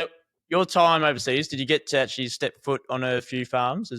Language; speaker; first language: English; native; English